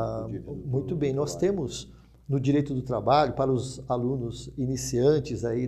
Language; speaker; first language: Portuguese; native; Portuguese